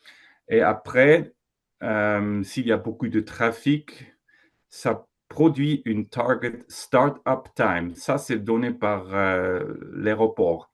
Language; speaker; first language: French; non-native, fluent; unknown